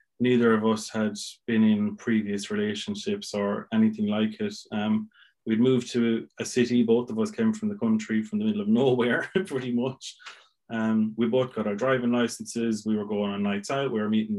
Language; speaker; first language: English; native; English